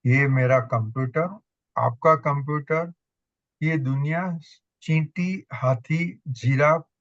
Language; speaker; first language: Hindi; non-native, local second language; Gujarati